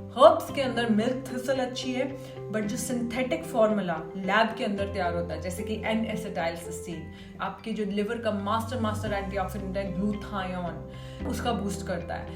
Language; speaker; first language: Hindi; native; Hindi